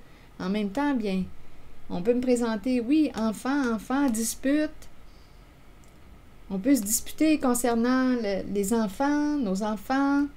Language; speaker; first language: French; native; French